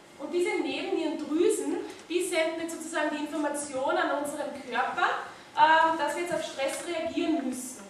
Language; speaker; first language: German; native; German